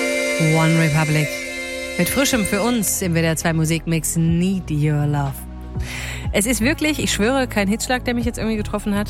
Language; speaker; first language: German; native; German